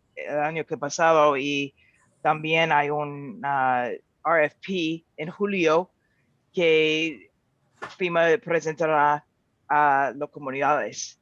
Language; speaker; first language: Spanish; non-native, learner; English